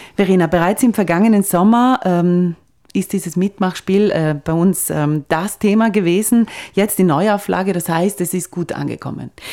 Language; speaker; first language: German; native; German